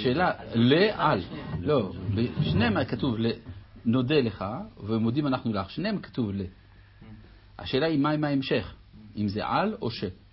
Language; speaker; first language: Hebrew; native; Hebrew